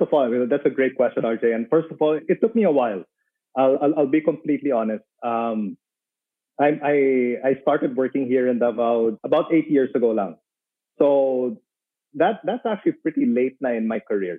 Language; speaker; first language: English; non-native, local second language; Filipino